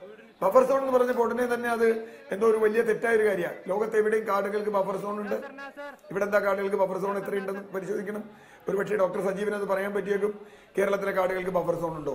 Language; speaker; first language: Malayalam; native; Malayalam